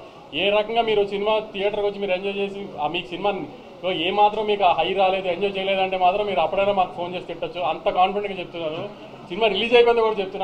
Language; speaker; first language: Telugu; native; Telugu